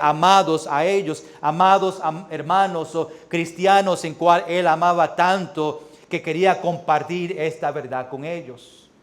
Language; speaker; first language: Spanish; early bilingual, heritage; English